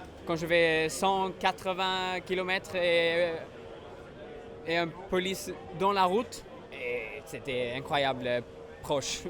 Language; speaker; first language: French; non-native, learner; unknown